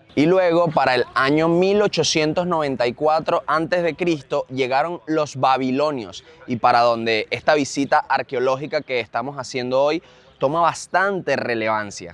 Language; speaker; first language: Spanish; native; Spanish